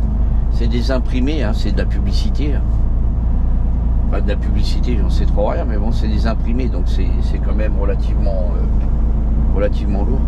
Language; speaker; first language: French; native; French